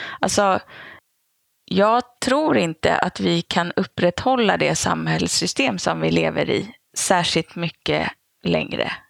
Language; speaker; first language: Swedish; native; Swedish